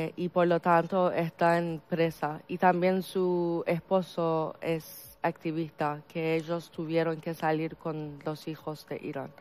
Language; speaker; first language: Spanish; non-native, fluent; Persian